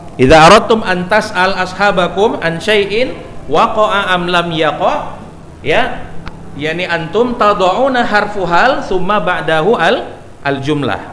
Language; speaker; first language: Arabic; non-native, fluent; Indonesian